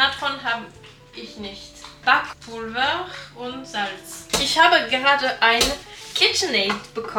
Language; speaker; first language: German; non-native, learner; French